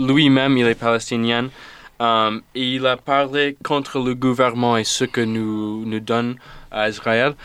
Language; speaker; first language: French; non-native, fluent; English